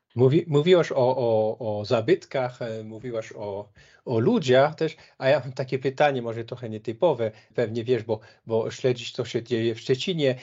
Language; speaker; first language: Polish; non-native, fluent; French